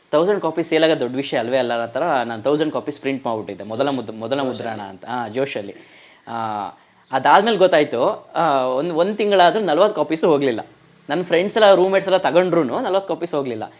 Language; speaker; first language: Kannada; native; Kannada